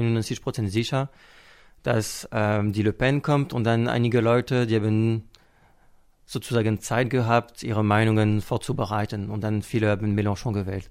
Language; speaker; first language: German; non-native, fluent; French